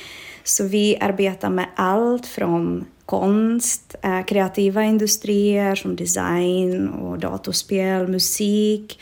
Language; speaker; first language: Swedish; non-native, fluent; Czech